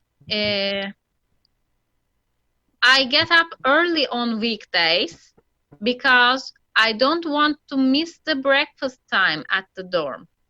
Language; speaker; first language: English; non-native, fluent; Turkish